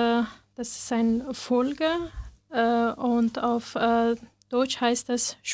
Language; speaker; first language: German; non-native, learner; Persian